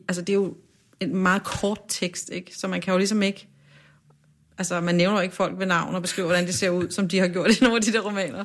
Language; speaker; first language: Danish; native; Danish